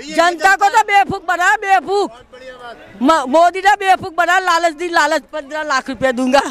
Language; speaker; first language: Hindi; non-native, local second language; Gujarati